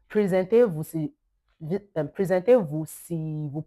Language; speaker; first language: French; non-native, learner; Yoruba